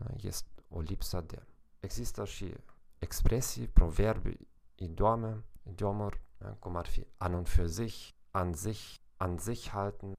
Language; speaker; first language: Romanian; non-native, fluent; German